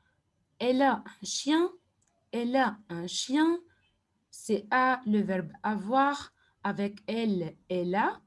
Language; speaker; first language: French; non-native, fluent; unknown